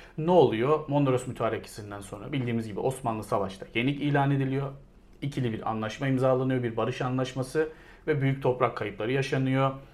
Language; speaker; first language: Turkish; native; Turkish